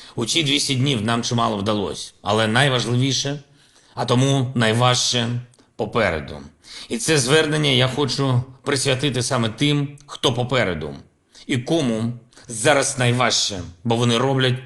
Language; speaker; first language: Ukrainian; non-native, local second language; Russian